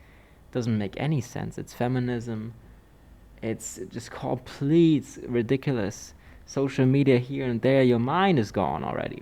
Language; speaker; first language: English; non-native, fluent; German